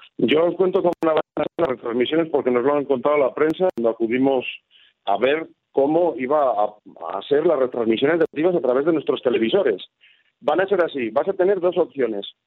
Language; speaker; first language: Spanish; native; Spanish